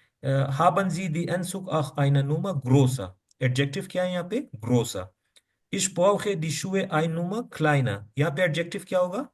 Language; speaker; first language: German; non-native, fluent; Urdu